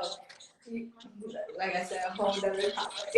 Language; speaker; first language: English; native; English